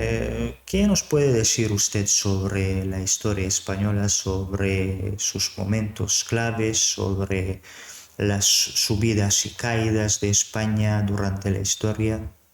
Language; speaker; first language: Spanish; non-native, fluent; Serbian